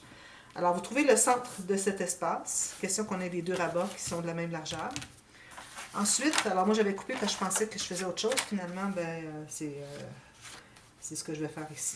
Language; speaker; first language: French; native; French